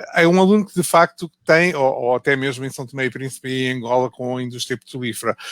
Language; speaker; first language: Portuguese; native; Portuguese